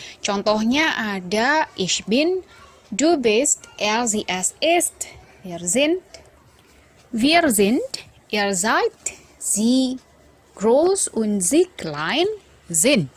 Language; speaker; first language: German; non-native, fluent; Indonesian